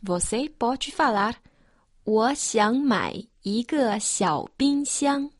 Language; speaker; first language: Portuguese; non-native, fluent; Chinese